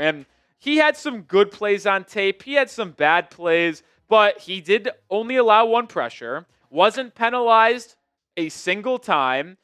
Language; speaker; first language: English; native; English